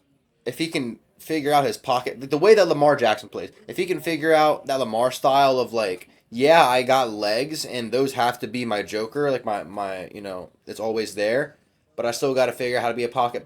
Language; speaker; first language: English; native; English